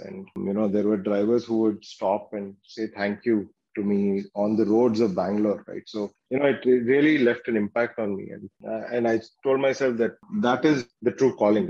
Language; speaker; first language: English; non-native, local second language; Kannada